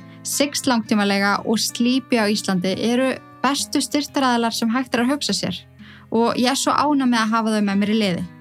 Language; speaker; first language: Icelandic; native; Icelandic